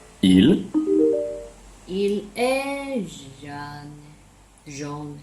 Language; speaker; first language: French; non-native, learner; Chinese